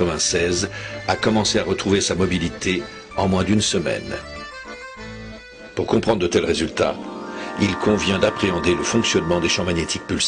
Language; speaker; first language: French; native; French